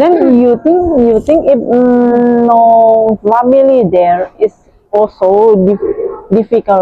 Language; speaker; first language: English; non-native, learner; Indonesian